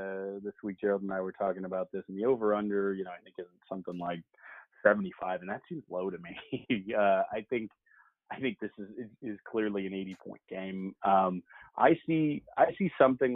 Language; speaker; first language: English; native; English